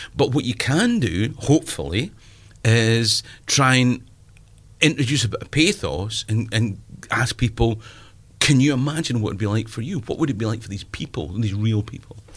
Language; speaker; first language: English; native; English